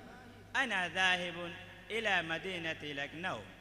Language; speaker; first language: Arabic; non-native, fluent; Urdu